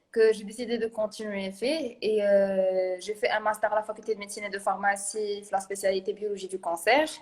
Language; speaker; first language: French; non-native, local second language; Arabic